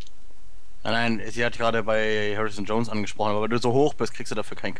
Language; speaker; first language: German; native; German